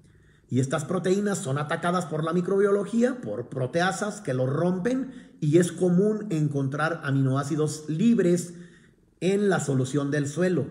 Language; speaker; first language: Spanish; native; Spanish